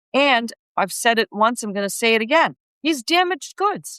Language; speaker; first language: English; native; English